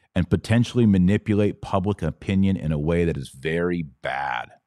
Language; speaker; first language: English; native; English